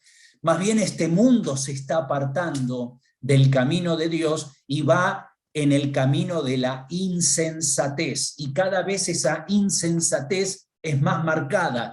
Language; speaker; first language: Spanish; native; Spanish